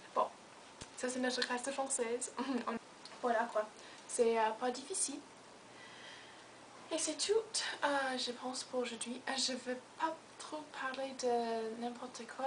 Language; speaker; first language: French; non-native, learner; English